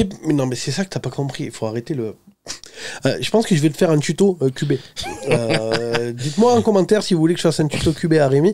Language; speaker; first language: French; native; French